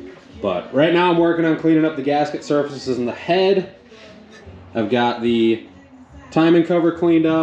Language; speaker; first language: English; native; English